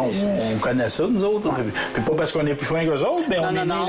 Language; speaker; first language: French; native; French